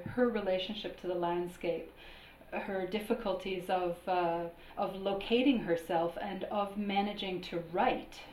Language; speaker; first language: English; native; English